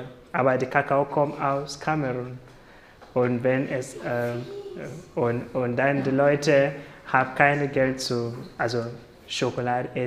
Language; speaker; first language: German; non-native, learner; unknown